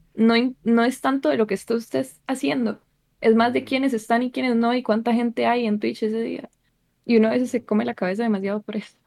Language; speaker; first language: Spanish; native; Spanish